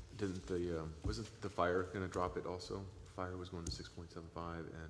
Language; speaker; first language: English; native; English